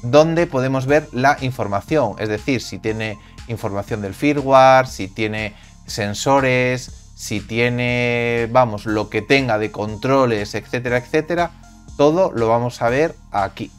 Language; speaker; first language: Spanish; native; Spanish